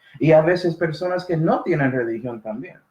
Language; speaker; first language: Spanish; early bilingual, heritage; Spanish